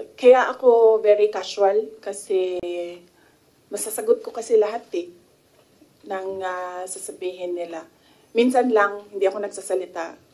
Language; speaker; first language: Filipino; non-native, local second language; Cebuano